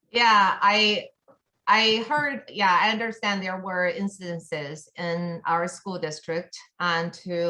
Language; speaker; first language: English; non-native, fluent; Chinese